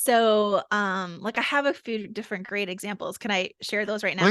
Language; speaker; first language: English; native; English